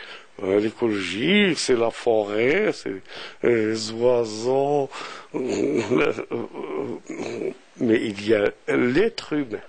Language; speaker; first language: French; non-native, local second language; Arabic